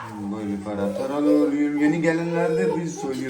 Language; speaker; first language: Turkish; non-native, learner; Urdu